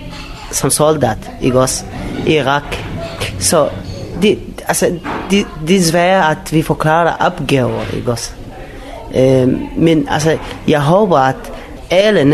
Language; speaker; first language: Danish; non-native, learner; Arabic